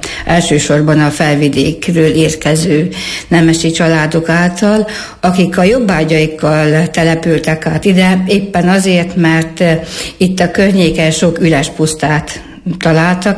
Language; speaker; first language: Hungarian; native; Hungarian